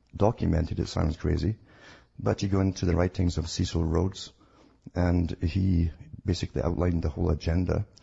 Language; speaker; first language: English; native; English